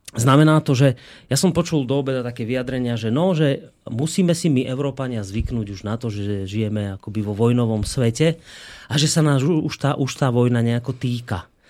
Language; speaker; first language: Slovak; native; Slovak